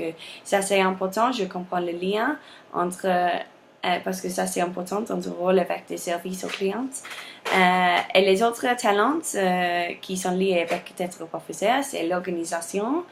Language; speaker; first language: French; non-native, learner; English